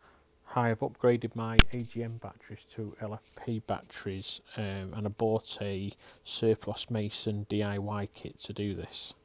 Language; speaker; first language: English; native; English